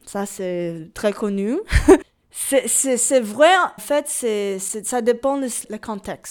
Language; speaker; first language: French; non-native, learner; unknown